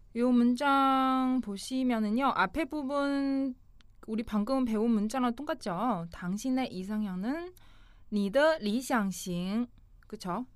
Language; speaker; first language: Korean; non-native, fluent; Chinese